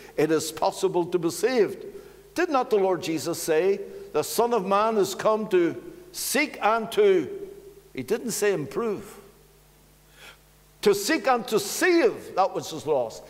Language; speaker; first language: English; native; English